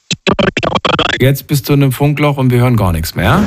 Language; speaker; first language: German; native; German